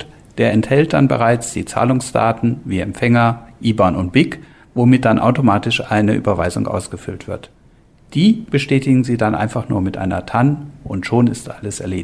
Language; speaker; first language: German; native; German